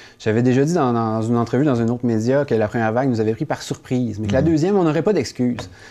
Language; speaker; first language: French; native; French